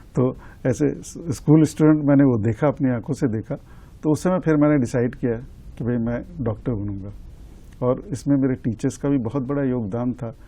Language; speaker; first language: Hindi; native; Hindi